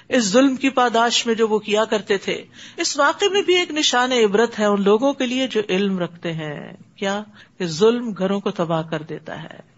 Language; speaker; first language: Urdu; native; Urdu